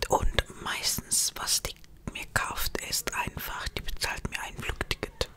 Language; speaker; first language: German; non-native, fluent; Estonian